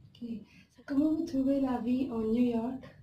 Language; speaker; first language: French; non-native, learner; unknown